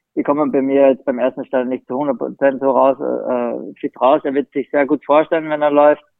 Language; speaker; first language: German; native; German